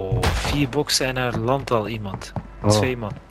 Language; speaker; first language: Dutch; early bilingual, other home language; Turkish